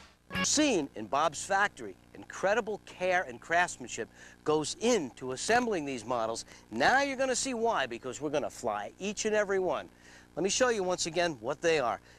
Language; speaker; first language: English; native; English